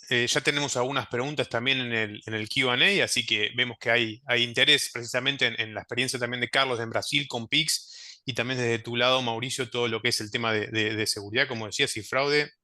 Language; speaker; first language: Spanish; native; Spanish